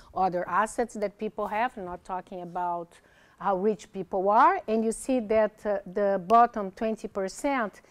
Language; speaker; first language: English; non-native, fluent; Portuguese